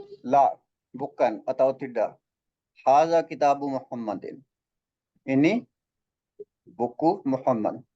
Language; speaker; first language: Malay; non-native, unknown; Arabic